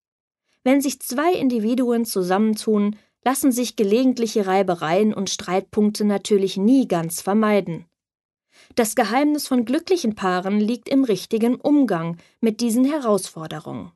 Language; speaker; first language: German; native; German